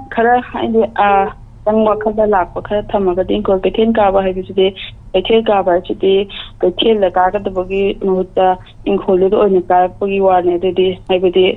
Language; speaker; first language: Manipuri; native; Manipuri